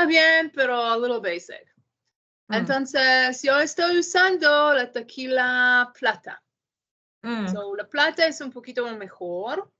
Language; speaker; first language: Spanish; non-native, learner; English